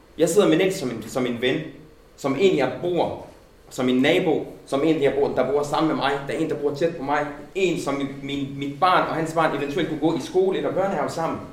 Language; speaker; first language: Danish; early bilingual, other home language; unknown